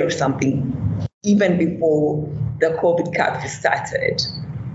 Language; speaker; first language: English; non-native, local second language; Swahili